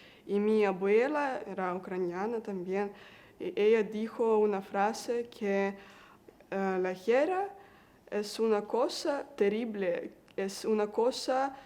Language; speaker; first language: Spanish; non-native, learner; Russian